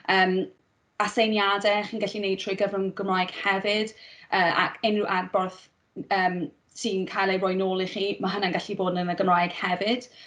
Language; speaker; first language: Welsh; non-native, local second language; English